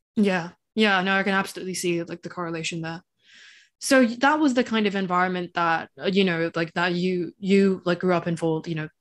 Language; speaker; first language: English; non-native, local second language; Cantonese